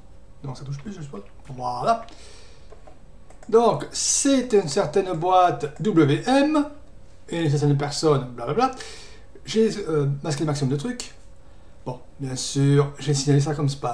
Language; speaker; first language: French; native; French